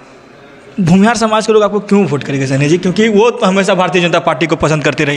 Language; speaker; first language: Hindi; native; Hindi